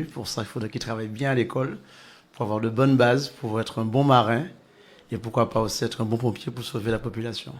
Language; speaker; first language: French; native; French